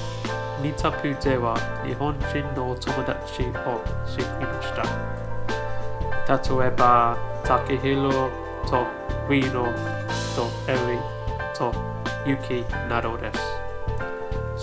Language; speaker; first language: Japanese; non-native, learner; English